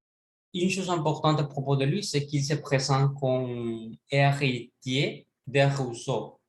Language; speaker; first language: French; non-native, learner; Spanish